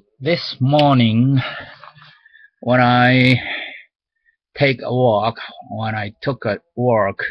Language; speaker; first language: English; non-native, learner; Japanese